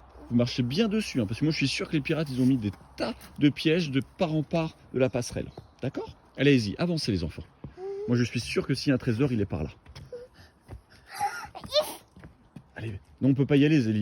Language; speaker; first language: French; native; French